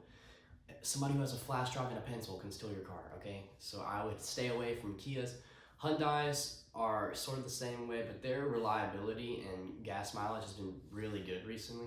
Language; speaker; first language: English; native; English